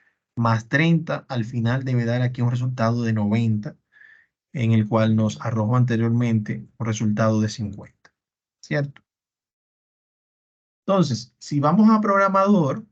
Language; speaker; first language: Spanish; native; Spanish